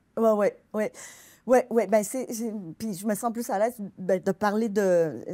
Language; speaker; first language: French; native; French